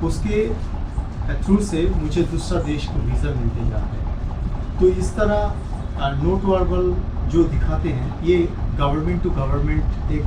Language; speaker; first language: Hindi; non-native, local second language; Bangla